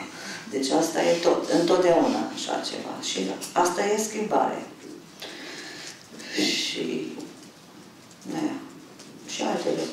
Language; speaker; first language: Romanian; non-native, local second language; German